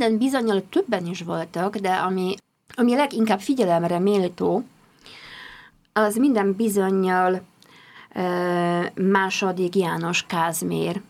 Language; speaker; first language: Hungarian; non-native, fluent; Polish